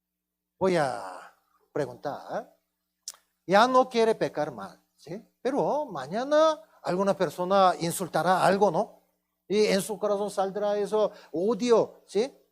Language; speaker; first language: Spanish; non-native, fluent; Korean